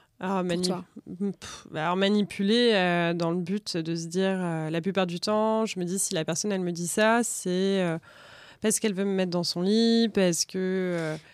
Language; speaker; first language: French; native; French